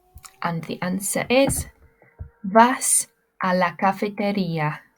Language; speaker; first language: Spanish; non-native, fluent; English